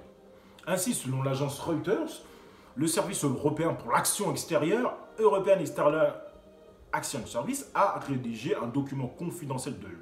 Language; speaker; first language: French; native; French